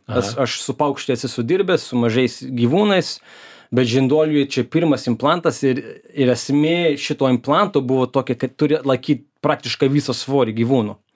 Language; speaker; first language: Lithuanian; early bilingual, heritage; Lithuanian